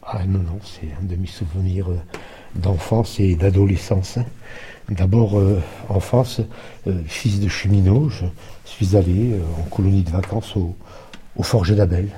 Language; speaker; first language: French; native; French